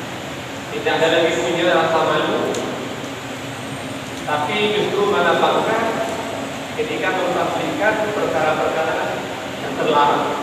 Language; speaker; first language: Indonesian; native; Indonesian